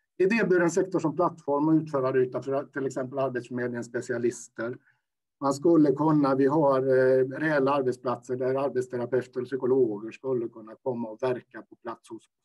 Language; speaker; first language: Swedish; native; Swedish